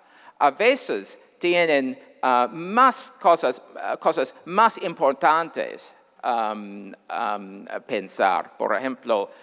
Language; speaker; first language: Spanish; non-native, fluent; English